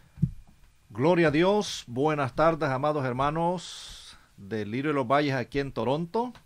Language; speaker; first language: Spanish; native; Spanish